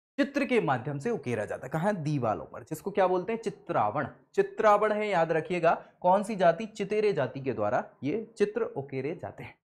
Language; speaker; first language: Hindi; native; Hindi